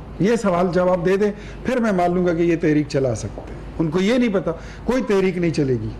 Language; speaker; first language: Urdu; non-native, local second language; Pashto